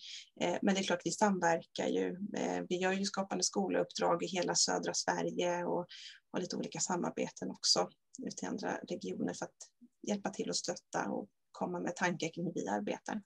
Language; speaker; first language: Swedish; native; Swedish